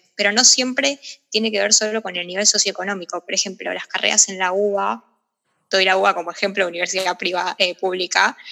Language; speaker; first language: Spanish; native; Spanish